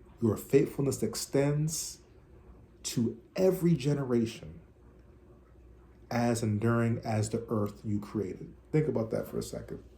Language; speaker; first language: English; native; English